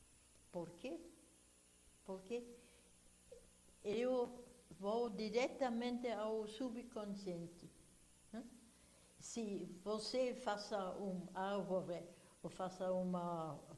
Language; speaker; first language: Portuguese; non-native, fluent; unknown